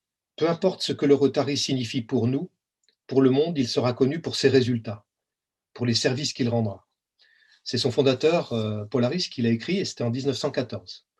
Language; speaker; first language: French; native; French